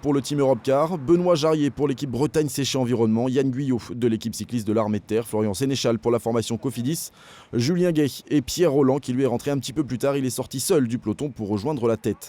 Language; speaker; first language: French; native; French